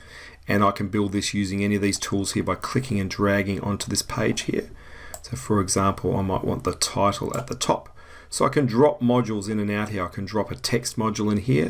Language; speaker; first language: English; native; English